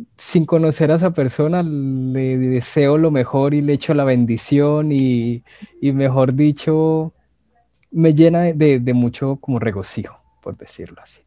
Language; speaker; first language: Spanish; native; Spanish